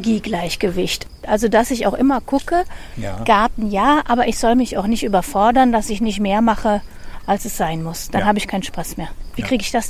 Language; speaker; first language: German; native; German